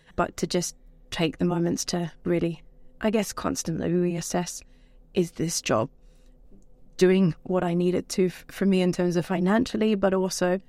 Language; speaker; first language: English; native; English